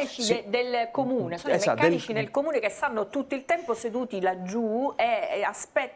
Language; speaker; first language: Italian; native; Italian